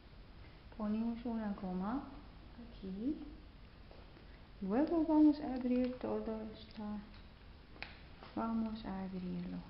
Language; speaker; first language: Spanish; non-native, learner; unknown